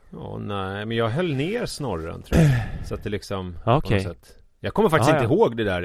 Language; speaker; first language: Swedish; native; Swedish